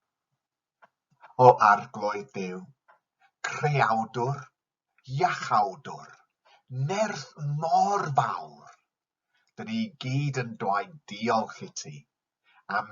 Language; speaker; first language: Welsh; non-native, local second language; English